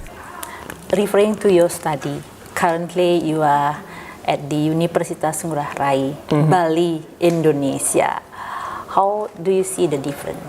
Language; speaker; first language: English; non-native, fluent; Indonesian